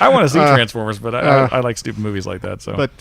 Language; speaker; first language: English; native; English